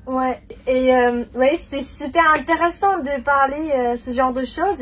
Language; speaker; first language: French; non-native, fluent; Japanese